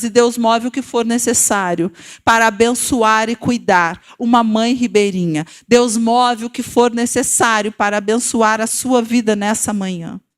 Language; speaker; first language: Portuguese; native; Portuguese